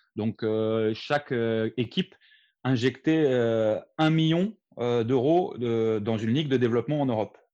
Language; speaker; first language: French; native; French